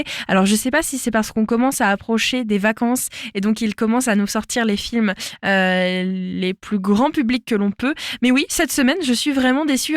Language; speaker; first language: French; native; French